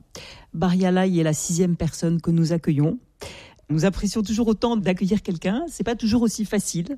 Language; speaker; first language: French; native; French